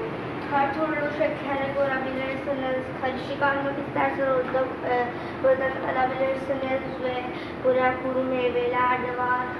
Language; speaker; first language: Turkish; non-native, learner; Urdu